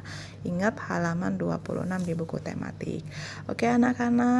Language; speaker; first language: Indonesian; native; Indonesian